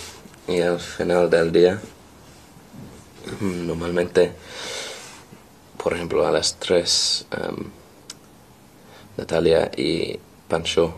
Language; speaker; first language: Spanish; non-native, learner; English